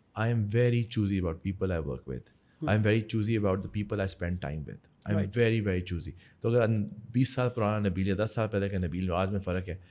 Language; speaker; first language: Urdu; native; Urdu